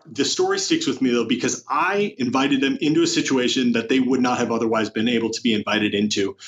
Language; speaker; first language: English; native; English